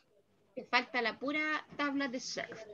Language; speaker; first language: Spanish; native; Spanish